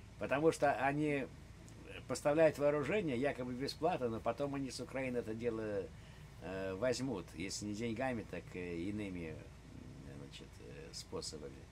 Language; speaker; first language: Russian; native; Russian